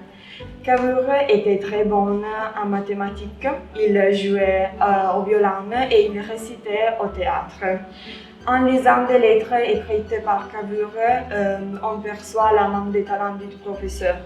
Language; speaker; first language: French; non-native, learner; Italian